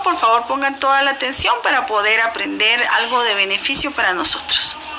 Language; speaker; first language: Spanish; non-native, local second language; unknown